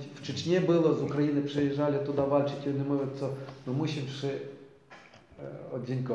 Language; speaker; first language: Polish; non-native, learner; Ukrainian